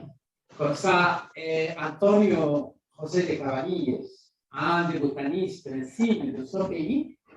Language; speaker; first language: French; non-native, fluent; Spanish